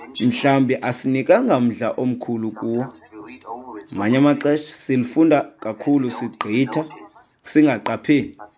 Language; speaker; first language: Xhosa; native; Xhosa